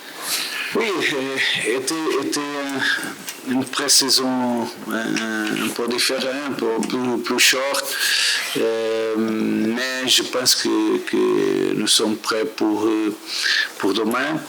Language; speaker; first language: French; non-native, learner; Portuguese